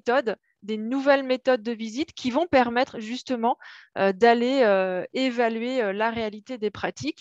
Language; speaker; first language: French; native; French